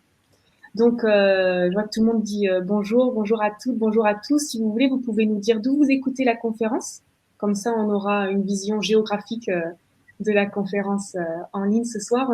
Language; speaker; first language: French; native; French